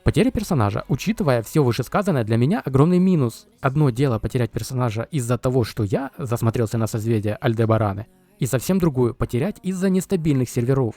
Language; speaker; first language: Russian; native; Russian